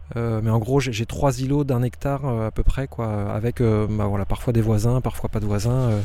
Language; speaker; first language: French; native; French